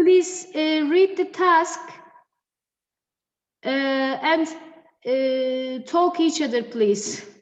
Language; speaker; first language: English; non-native, fluent; Turkish